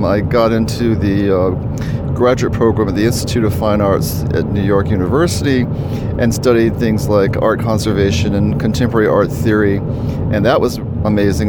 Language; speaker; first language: English; native; English